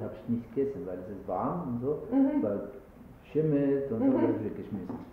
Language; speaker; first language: German; non-native, learner; Arabic